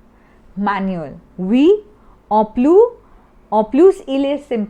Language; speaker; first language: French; non-native, fluent; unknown